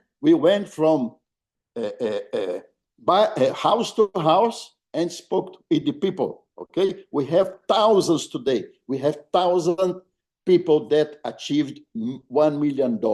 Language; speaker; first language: English; non-native, fluent; Portuguese